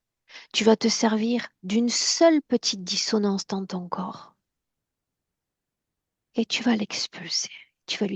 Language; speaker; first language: French; native; French